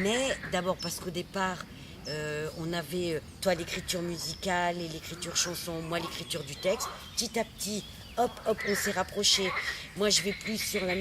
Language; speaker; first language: French; native; French